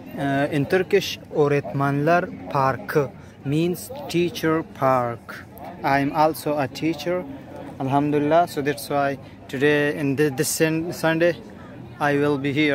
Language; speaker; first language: English; non-native, fluent; Pashto